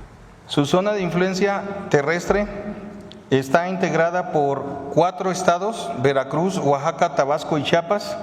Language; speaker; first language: Spanish; native; Spanish